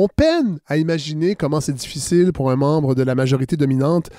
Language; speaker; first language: French; native; French